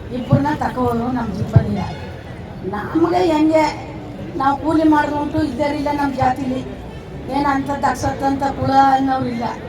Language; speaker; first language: Kannada; native; Kannada